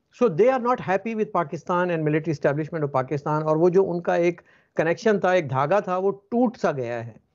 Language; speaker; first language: Urdu; native; Urdu